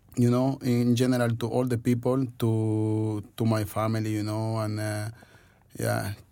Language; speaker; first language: English; non-native, fluent; Spanish